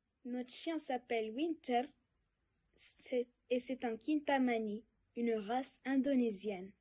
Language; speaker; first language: French; non-native, learner; Arabic